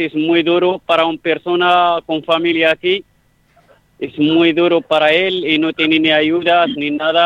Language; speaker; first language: Spanish; non-native, fluent; Arabic